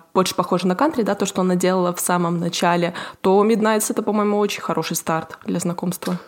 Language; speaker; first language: Russian; native; Russian